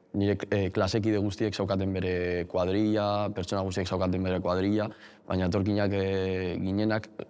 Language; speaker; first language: Basque; early bilingual, other home language; Arabic